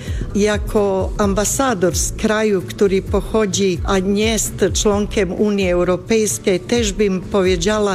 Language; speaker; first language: Polish; non-native, fluent; Bosnian